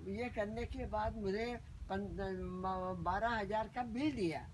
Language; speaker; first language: Hindi; non-native, local second language; Marathi